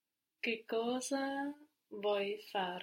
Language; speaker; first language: Italian; non-native, learner; English